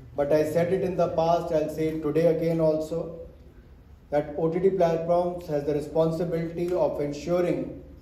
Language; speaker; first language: English; non-native, local second language; Hindi